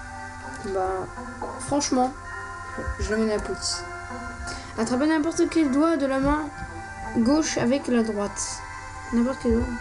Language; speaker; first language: French; native; French